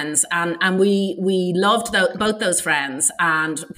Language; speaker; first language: English; native; English